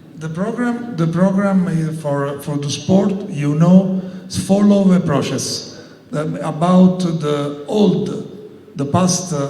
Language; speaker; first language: English; non-native, learner; Italian